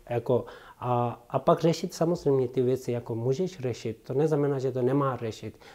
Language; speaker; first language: Czech; non-native, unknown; Tibetan